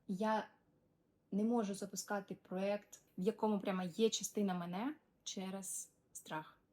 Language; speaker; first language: Ukrainian; non-native, local second language; Russian